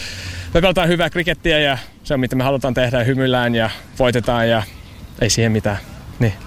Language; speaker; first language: Finnish; non-native, learner; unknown